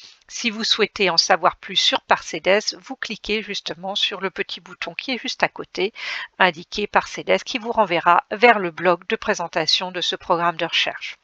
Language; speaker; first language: French; native; French